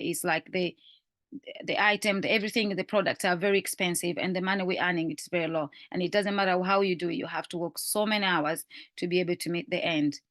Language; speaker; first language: English; non-native, fluent; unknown